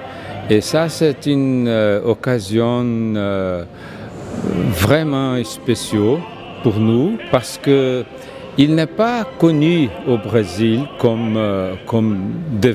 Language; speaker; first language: French; non-native, fluent; Portuguese